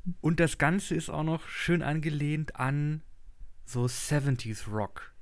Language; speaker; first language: German; native; German